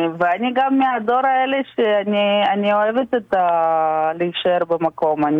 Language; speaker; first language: Hebrew; non-native, fluent; Russian